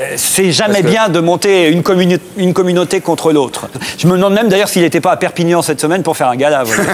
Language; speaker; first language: French; native; French